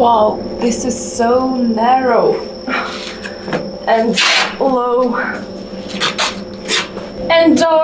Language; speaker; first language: English; non-native, fluent; Russian